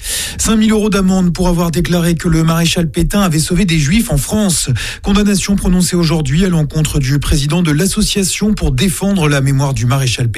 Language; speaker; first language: French; native; French